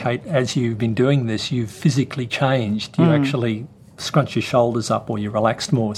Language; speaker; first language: English; native; English